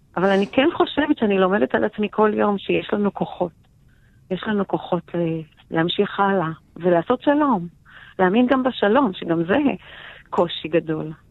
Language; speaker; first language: Hebrew; native; Hebrew